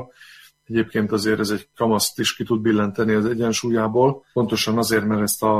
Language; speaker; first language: Hungarian; native; Hungarian